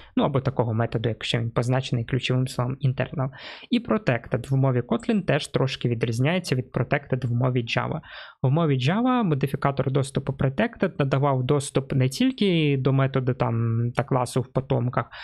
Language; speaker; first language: Ukrainian; non-native, local second language; Russian